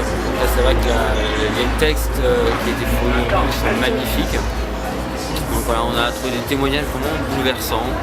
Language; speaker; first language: French; native; French